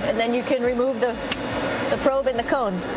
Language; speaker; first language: English; native; English